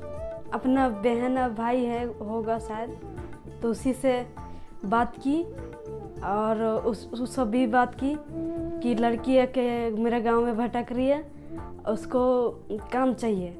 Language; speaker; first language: Hindi; non-native, local second language; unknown